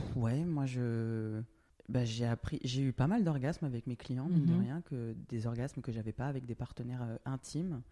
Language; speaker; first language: French; native; French